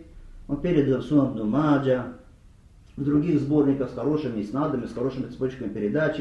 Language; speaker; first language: Russian; native; Russian